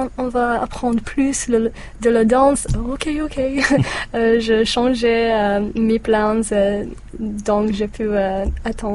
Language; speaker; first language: French; non-native, learner; English